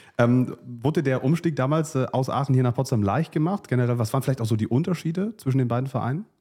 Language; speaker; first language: German; native; German